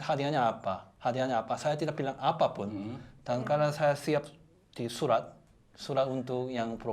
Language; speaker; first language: Indonesian; non-native, learner; Korean